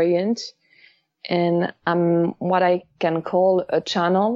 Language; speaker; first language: English; non-native, learner; French